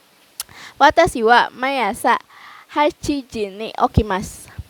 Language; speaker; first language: Japanese; non-native, learner; Indonesian